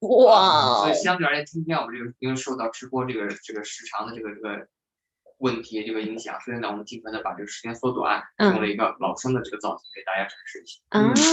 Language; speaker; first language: Chinese; native; Chinese